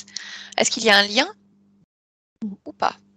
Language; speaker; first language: French; native; French